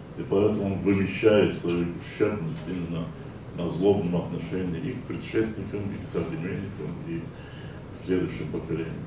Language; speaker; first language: Russian; non-native, local second language; Azerbaijani